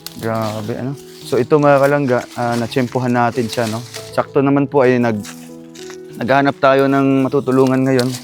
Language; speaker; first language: Filipino; non-native, local second language; Cebuano